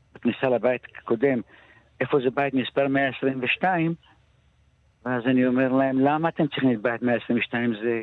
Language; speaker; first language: Hebrew; early bilingual, other home language; Arabic